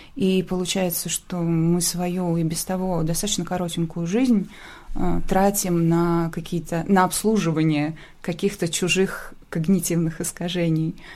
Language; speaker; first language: Russian; native; Russian